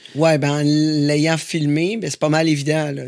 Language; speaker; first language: French; native; French